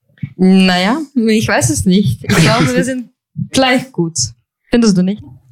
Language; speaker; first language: German; non-native, fluent; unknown